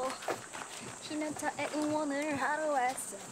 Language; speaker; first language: Korean; non-native, fluent; Japanese